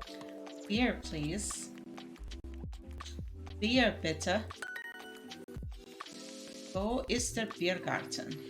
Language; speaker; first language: German; non-native, learner; English